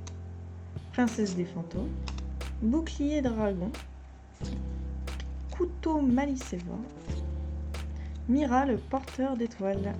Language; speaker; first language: French; native; French